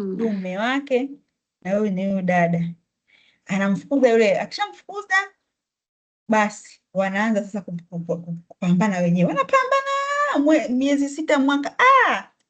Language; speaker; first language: Swahili; native; Swahili